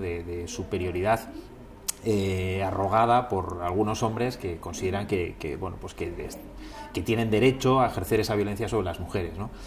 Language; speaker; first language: Spanish; native; Spanish